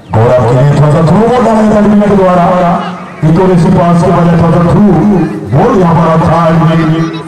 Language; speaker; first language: Hindi; native; Hindi